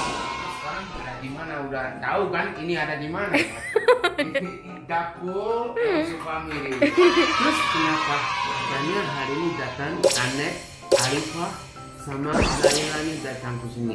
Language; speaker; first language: Indonesian; non-native, fluent; Japanese